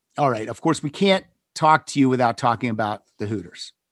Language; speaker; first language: English; native; English